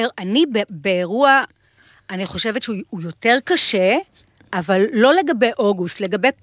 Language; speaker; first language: Hebrew; native; Hebrew